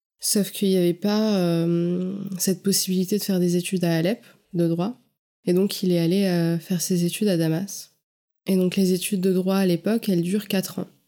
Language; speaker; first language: French; native; French